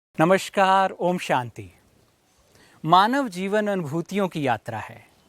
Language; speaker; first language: Hindi; native; Hindi